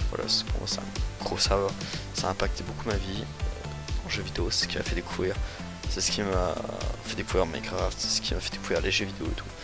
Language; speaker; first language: French; native; French